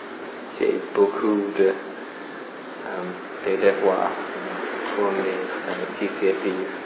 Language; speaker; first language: French; non-native, learner; English